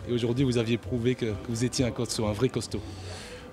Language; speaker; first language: French; native; French